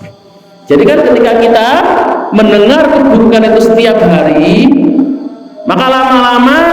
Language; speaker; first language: Indonesian; non-native, local second language; Javanese